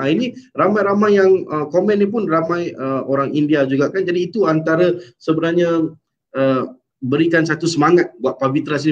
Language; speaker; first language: Malay; native; Malay